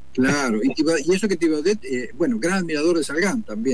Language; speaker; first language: Spanish; native; Spanish